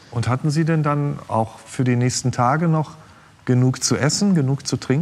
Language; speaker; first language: German; native; German